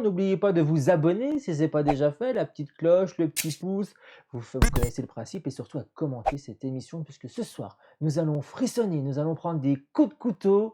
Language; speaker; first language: French; native; French